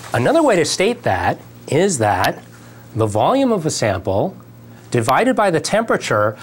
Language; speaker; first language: English; native; English